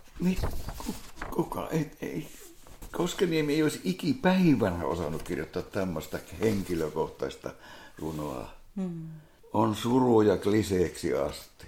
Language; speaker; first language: Finnish; non-native, local second language; Swedish